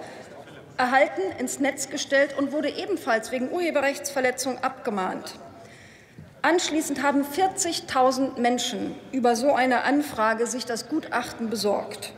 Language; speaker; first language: German; native; German